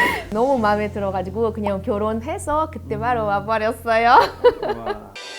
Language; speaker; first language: Korean; non-native, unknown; Uzbek